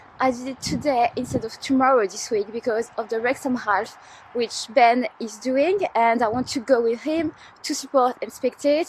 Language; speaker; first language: English; native; English